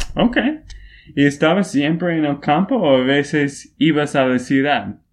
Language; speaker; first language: Spanish; non-native, fluent; English